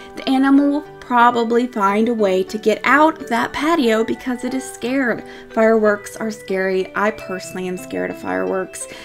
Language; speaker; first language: English; native; English